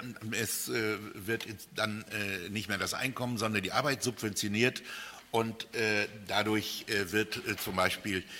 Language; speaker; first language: German; native; German